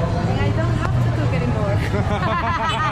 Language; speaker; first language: English; non-native, learner; Spanish